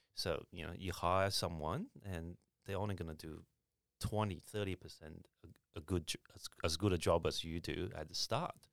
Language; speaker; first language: English; early bilingual, other home language; Chinese